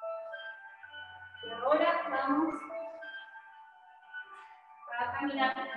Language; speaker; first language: Spanish; native; Spanish